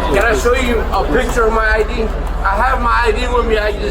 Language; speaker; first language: English; native; English